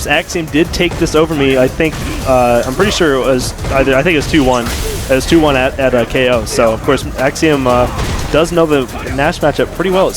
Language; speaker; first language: English; native; English